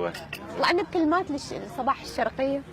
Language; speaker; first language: Arabic; native; Arabic